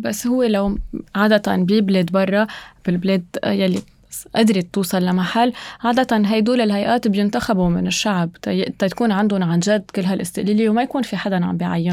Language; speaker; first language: Arabic; native; Arabic